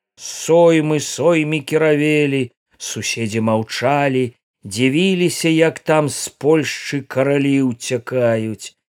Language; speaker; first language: Belarusian; native; Belarusian